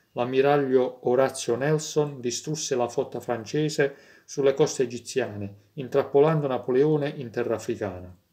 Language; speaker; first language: Italian; native; Italian